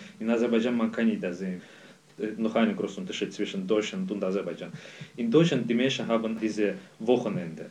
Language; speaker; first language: German; non-native, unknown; Azerbaijani